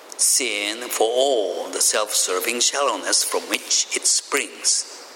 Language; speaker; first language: English; non-native, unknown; Japanese